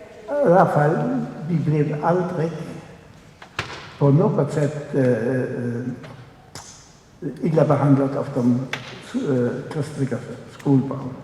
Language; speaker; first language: Swedish; non-native, fluent; German